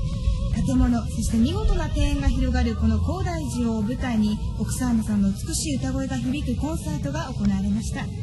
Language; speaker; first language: Japanese; native; Japanese